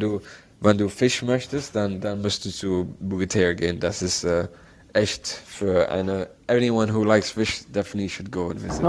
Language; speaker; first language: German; non-native, learner; Arabic